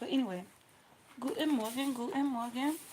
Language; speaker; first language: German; non-native, learner; English